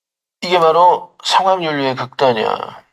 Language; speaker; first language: Korean; native; Korean